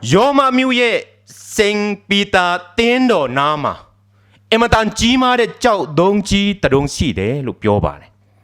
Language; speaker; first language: Burmese; non-native, local second language; Tedim Chin